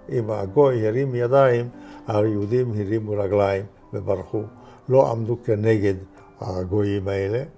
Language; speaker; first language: Hebrew; non-native, fluent; Hungarian